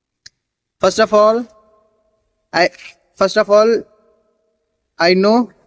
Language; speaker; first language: English; non-native, learner; Hindi